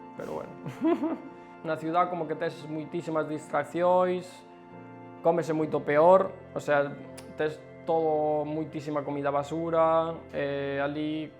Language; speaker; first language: Galician; early bilingual, other home language; German